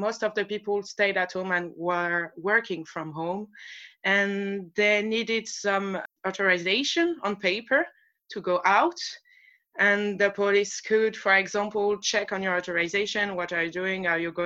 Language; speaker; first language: English; non-native, fluent; French